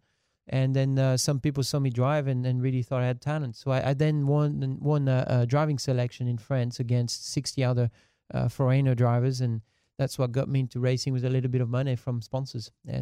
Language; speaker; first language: English; non-native, fluent; French